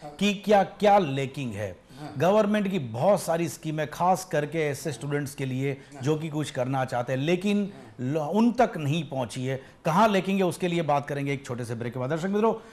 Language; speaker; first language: Hindi; non-native, local second language; Gujarati